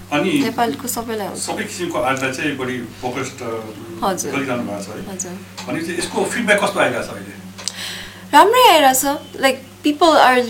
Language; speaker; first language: Nepali; native; Nepali